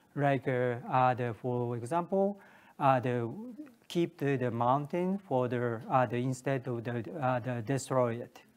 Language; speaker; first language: English; non-native, learner; Japanese